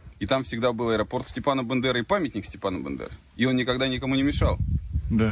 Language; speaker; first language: Russian; native; Russian